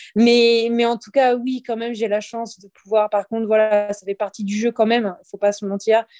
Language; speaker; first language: French; native; French